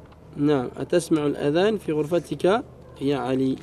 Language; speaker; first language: Arabic; non-native, fluent; French